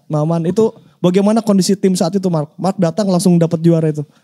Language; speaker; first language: Indonesian; native; Indonesian